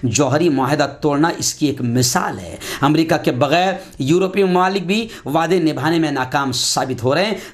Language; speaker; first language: Urdu; native; Urdu